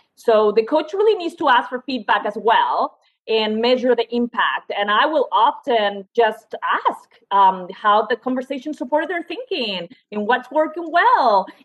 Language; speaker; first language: English; non-native, fluent; Spanish